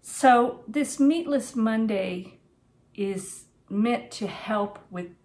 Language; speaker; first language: English; native; English